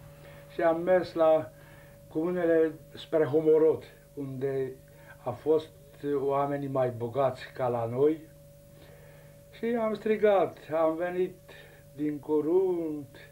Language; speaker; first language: Romanian; non-native, local second language; Hungarian